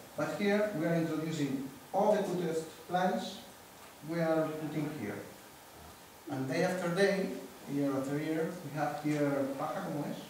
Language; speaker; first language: English; non-native, fluent; Spanish